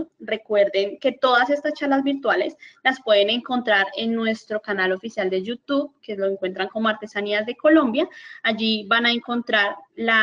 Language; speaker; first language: Spanish; native; Spanish